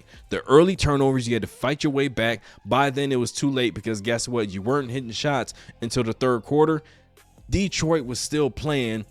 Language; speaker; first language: English; native; English